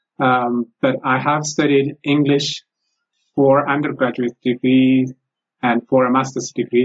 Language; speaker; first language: English; non-native, fluent; Amharic